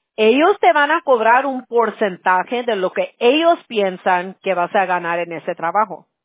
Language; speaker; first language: Spanish; early bilingual, heritage; Spanish